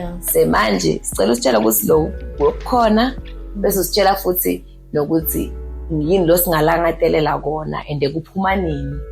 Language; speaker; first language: Zulu; native; Zulu